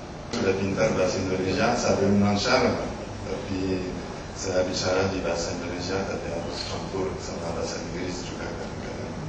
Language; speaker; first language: Indonesian; non-native, learner; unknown